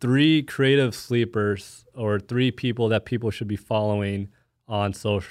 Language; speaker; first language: English; native; English